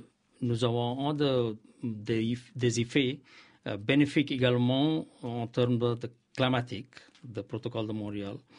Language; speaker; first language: French; non-native, learner; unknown